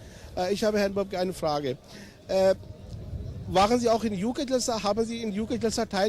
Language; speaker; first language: German; non-native, fluent; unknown